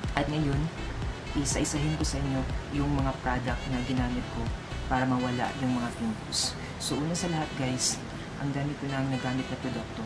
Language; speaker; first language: Filipino; non-native, local second language; Cebuano